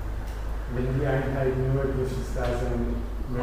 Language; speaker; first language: German; non-native, fluent; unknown